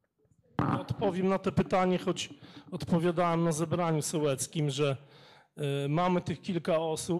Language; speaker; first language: Polish; native; Polish